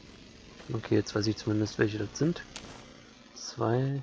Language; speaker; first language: German; native; German